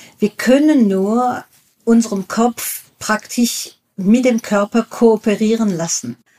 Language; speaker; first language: German; non-native, fluent; French